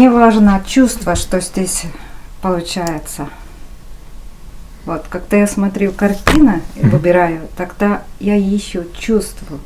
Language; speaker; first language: Russian; non-native, fluent; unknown